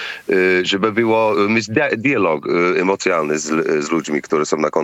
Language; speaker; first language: Polish; non-native, fluent; English